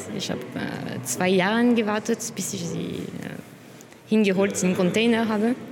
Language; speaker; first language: German; non-native, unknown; French